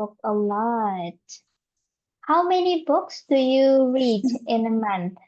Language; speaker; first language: English; non-native, fluent; Indonesian